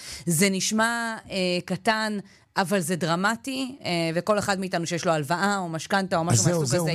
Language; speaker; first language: Hebrew; native; Hebrew